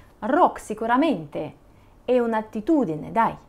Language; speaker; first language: Italian; non-native, fluent; Russian